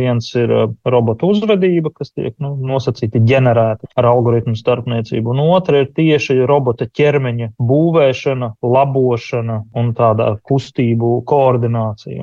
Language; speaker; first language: Latvian; native; Latvian